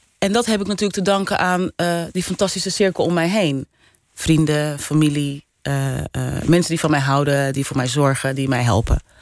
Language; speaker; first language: Dutch; native; Dutch